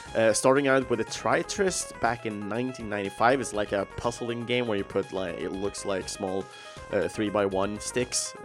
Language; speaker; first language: English; non-native, fluent; Swedish